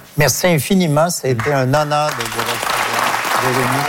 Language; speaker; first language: French; native; French